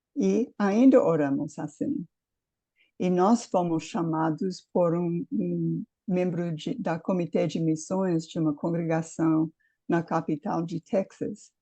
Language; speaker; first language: Portuguese; non-native, fluent; English